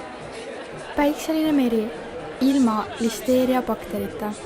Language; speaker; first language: Estonian; non-native, local second language; Russian